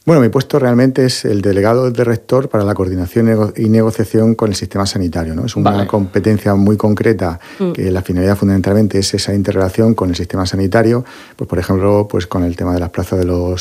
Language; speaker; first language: Spanish; native; Spanish